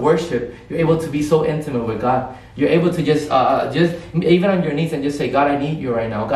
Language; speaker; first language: English; non-native, fluent; Spanish